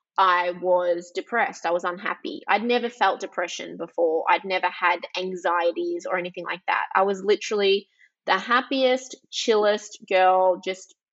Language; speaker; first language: English; early bilingual, other home language; Greek